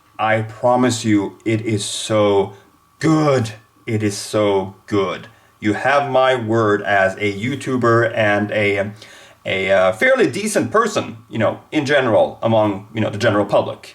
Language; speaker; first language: English; non-native, fluent; Swedish